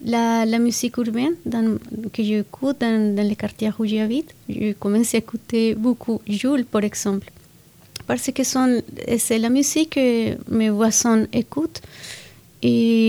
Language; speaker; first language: French; non-native, fluent; Spanish